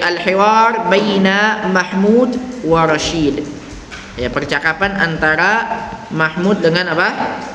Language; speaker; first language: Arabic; non-native, fluent; Indonesian